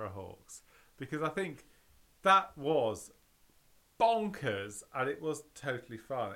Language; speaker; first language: English; native; English